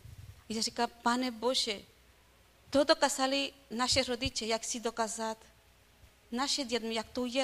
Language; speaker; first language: Czech; non-native, learner; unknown